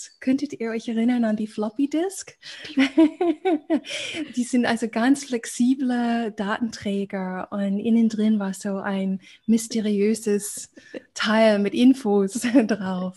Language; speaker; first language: German; non-native, fluent; English